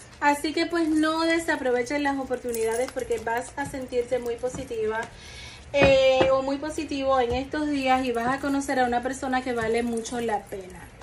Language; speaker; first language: Spanish; native; Spanish